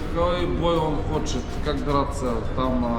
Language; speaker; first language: Russian; non-native, learner; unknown